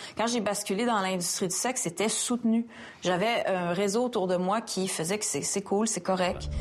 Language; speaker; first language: French; native; French